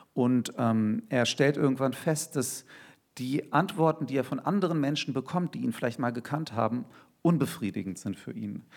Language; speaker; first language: German; early bilingual, other home language; Turkish